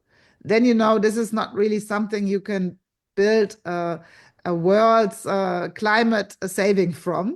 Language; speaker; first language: English; non-native, fluent; German